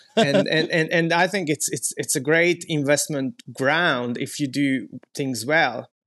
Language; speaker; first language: English; non-native, fluent; Hungarian